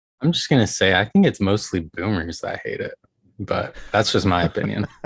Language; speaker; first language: English; native; English